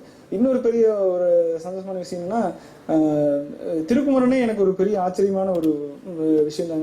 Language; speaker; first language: Tamil; native; Tamil